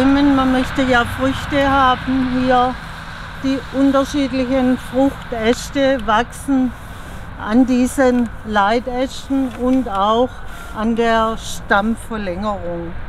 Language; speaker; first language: German; native; German